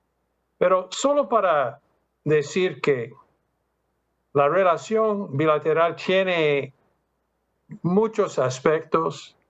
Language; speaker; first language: Spanish; non-native, fluent; English